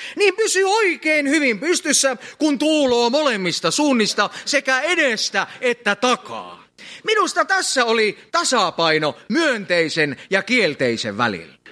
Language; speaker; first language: Finnish; native; Finnish